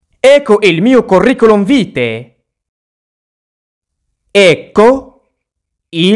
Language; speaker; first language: Italian; non-native, fluent; Arabic